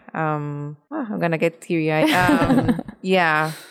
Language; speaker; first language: English; non-native, fluent; Spanish